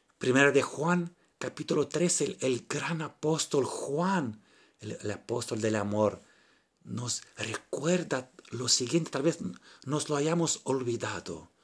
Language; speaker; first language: Spanish; non-native, fluent; Romanian